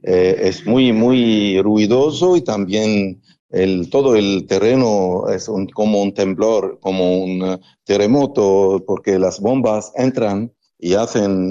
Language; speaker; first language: Spanish; non-native, fluent; Arabic